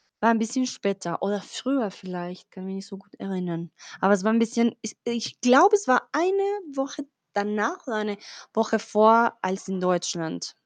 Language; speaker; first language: German; non-native, fluent; Spanish